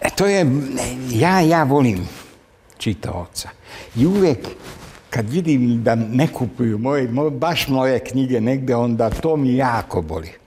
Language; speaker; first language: Serbian; non-native, local second language; Hungarian